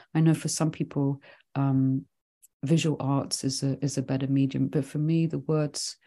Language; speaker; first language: English; early bilingual, other home language; Swedish